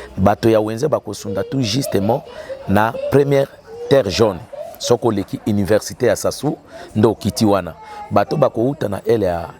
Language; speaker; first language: Lingala; native; Lingala